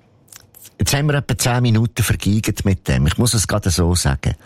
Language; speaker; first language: German; native; German